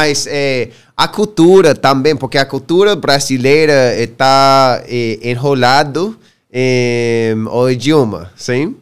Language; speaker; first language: Portuguese; non-native, learner; English